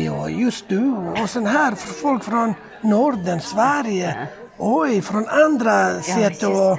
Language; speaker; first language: Swedish; non-native, fluent; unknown